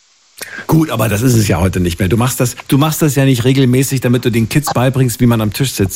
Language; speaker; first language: German; native; German